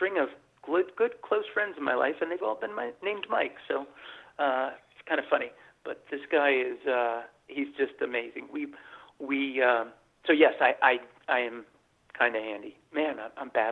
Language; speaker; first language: English; native; English